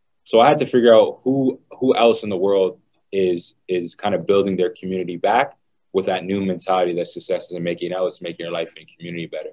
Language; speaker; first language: English; native; English